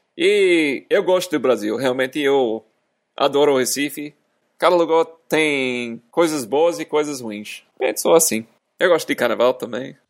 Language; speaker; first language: Portuguese; non-native, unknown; English